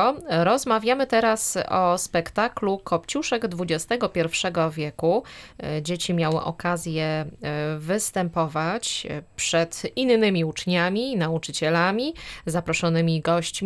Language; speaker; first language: Polish; native; Polish